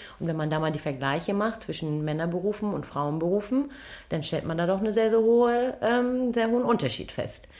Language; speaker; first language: German; early bilingual, other home language; Turkish